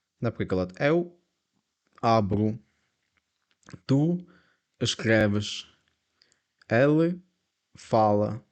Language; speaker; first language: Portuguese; non-native, fluent; Ukrainian